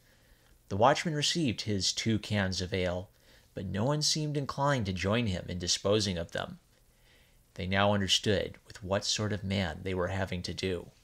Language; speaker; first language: English; native; English